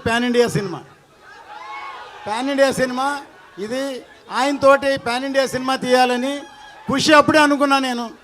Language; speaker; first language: Telugu; native; Telugu